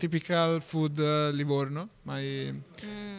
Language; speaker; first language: English; non-native, learner; Italian